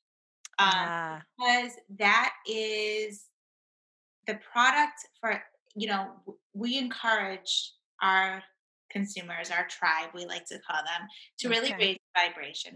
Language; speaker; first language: English; native; English